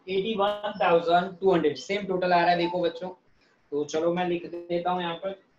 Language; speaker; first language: Hindi; non-native, local second language; Gujarati